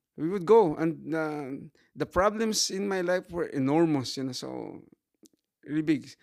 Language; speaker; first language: English; non-native, local second language; Hiligaynon